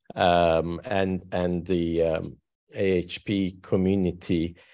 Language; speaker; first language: English; non-native, fluent; Turkish